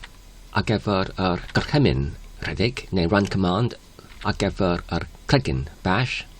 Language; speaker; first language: Welsh; non-native, learner; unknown